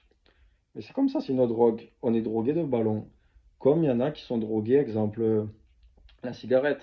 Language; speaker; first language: French; native; French